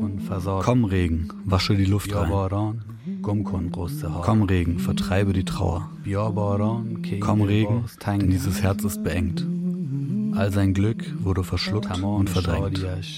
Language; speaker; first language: German; native; German